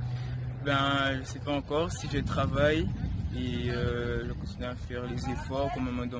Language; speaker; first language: French; native; French